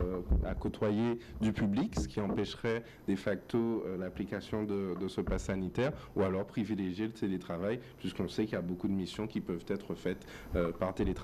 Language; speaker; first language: French; native; French